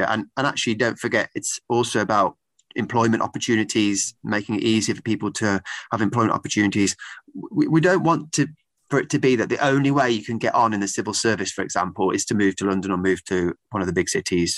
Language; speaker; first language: English; native; English